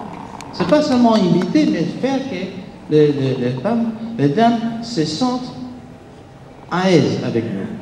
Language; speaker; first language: French; non-native, fluent; Spanish